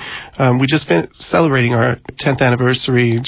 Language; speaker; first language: English; native; English